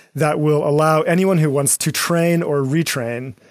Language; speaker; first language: English; native; English